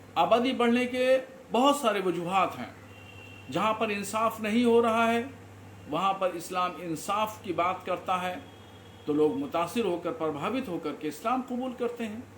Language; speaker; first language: Hindi; native; Hindi